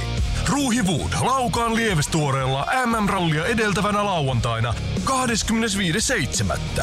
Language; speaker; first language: Finnish; native; Finnish